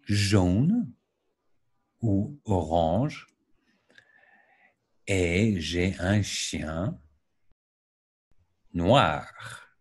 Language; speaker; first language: French; non-native, learner; English